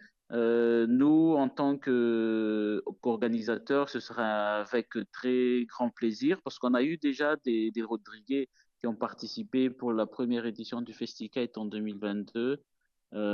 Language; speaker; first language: French; non-native, local second language; Malagasy